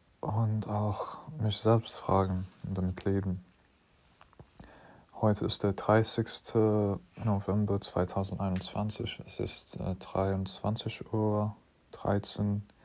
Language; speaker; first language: German; non-native, fluent; English